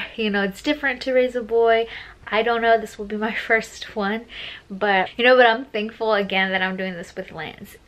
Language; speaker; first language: English; early bilingual, other home language; Spanish